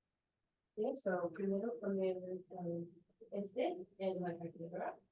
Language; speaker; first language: Spanish; non-native, learner; English